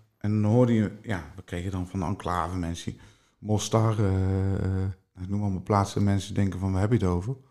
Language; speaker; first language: Dutch; native; Dutch